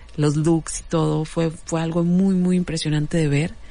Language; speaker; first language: Spanish; native; Spanish